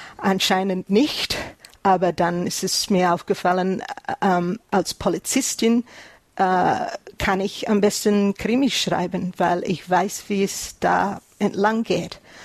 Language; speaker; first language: German; early bilingual, heritage; German